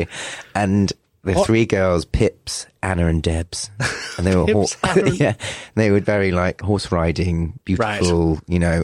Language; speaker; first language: English; native; English